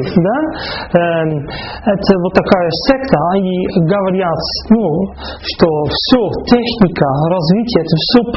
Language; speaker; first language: Russian; non-native, fluent; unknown